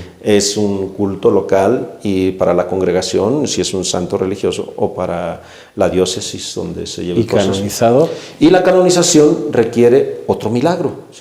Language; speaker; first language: Spanish; native; Spanish